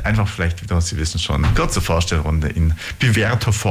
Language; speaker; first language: German; native; German